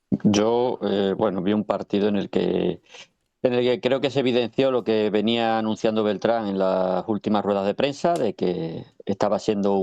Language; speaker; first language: Spanish; native; Spanish